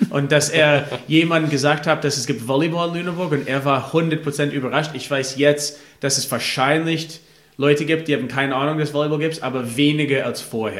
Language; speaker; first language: German; non-native, fluent; English